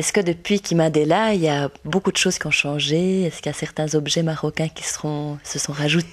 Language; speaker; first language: French; native; French